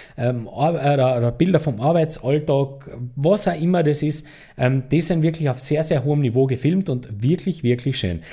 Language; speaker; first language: German; native; German